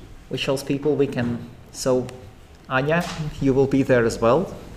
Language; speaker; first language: English; non-native, fluent; Latvian